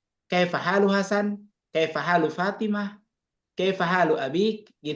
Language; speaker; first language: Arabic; non-native, fluent; Indonesian